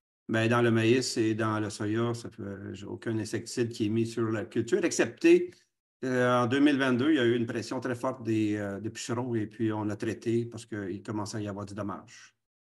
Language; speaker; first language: French; native; French